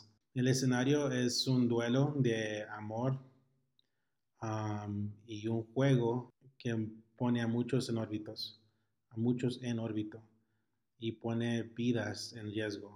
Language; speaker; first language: Spanish; early bilingual, heritage; Spanish